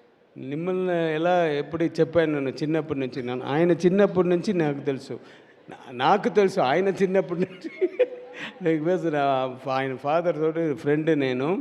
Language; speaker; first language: Telugu; non-native, learner; Tamil